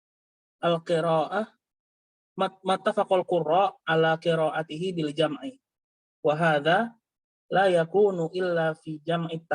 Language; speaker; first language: Arabic; non-native, learner; Indonesian